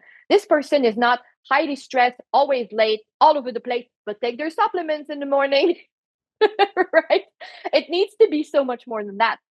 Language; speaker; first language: English; non-native, fluent; French